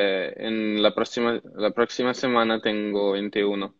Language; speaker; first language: Spanish; non-native, learner; Italian